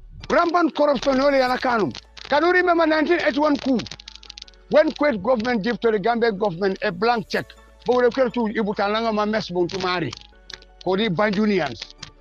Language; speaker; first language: English; non-native, local second language; Mandingo